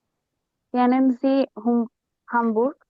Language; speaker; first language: German; non-native, learner; Bangla